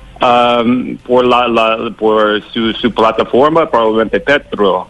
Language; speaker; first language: Spanish; non-native, learner; English